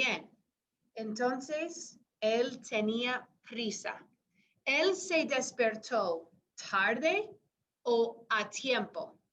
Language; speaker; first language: Spanish; non-native, fluent; English